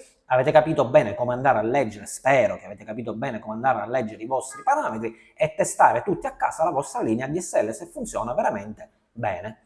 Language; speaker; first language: Italian; native; Italian